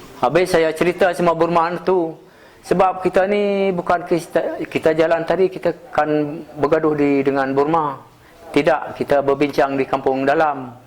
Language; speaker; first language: Malay; non-native, local second language; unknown